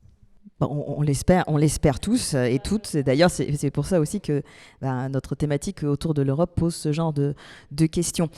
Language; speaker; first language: French; native; French